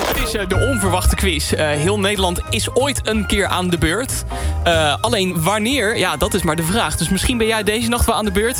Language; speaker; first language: Dutch; native; Dutch